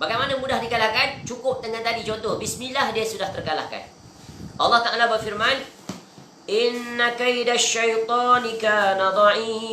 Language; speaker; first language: Malay; native; Malay